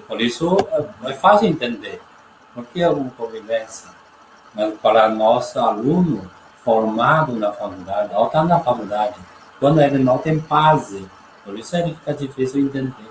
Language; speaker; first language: Portuguese; non-native, learner; Chinese